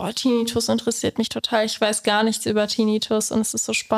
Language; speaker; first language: German; native; German